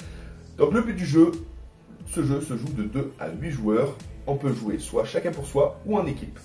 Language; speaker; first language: French; native; French